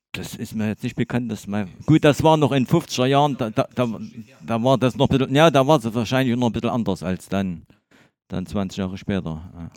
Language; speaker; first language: German; native; German